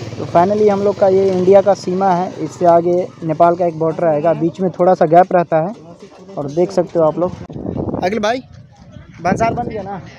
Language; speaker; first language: Hindi; non-native, local second language; Maithili